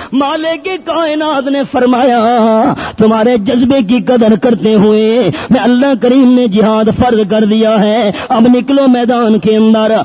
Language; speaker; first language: Urdu; non-native, local second language; Pashto